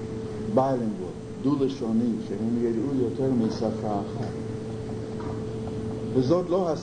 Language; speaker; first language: Hebrew; non-native, fluent; English